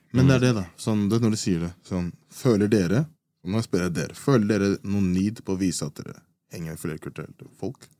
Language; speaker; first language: Norwegian; early bilingual, other home language; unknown